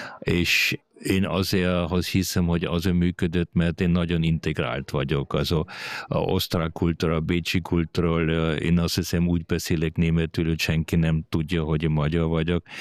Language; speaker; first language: Hungarian; early bilingual, heritage; Hungarian